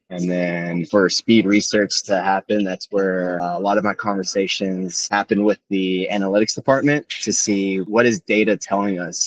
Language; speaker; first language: English; native; English